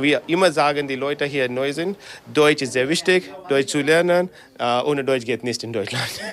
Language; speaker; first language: German; non-native, learner; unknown